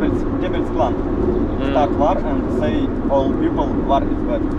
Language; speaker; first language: English; non-native, learner; Russian